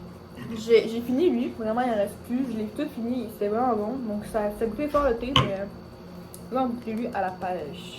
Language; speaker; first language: French; native; French